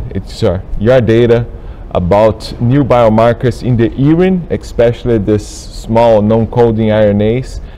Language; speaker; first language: English; non-native, fluent; Portuguese